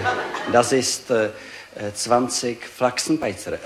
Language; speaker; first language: German; non-native, learner; Czech